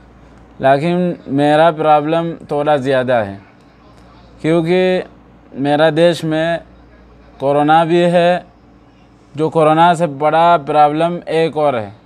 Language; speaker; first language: Hindi; non-native, fluent; Oromo